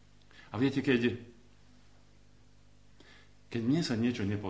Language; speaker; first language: Polish; non-native, learner; Slovak